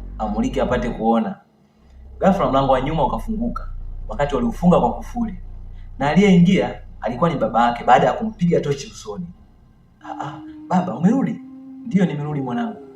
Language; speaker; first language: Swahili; native; Swahili